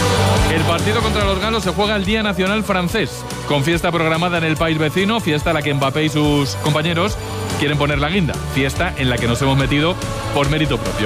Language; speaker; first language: Spanish; native; Spanish